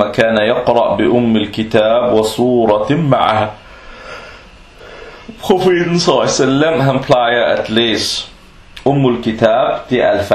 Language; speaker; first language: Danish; non-native, fluent; Arabic